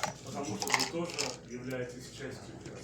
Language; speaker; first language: Russian; non-native, fluent; Belarusian